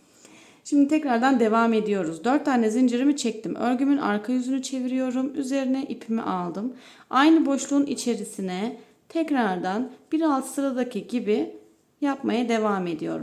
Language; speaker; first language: Turkish; native; Turkish